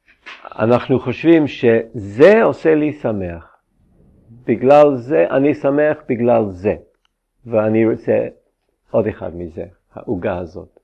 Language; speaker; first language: Hebrew; non-native, fluent; English